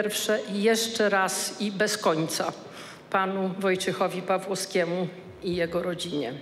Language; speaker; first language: Polish; native; Polish